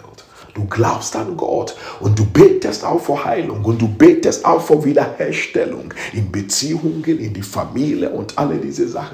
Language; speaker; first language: German; non-native, fluent; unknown